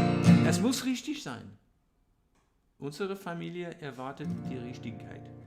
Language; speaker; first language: German; non-native, learner; English